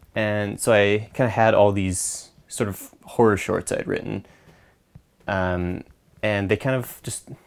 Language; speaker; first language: English; native; English